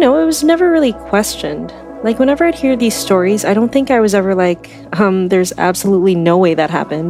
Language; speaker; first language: English; non-native, local second language; Filipino